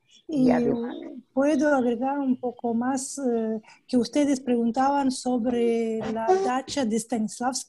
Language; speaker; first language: Spanish; non-native, fluent; Russian